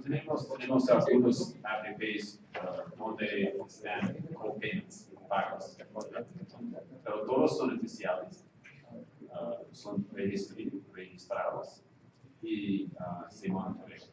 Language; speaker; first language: Spanish; non-native, fluent; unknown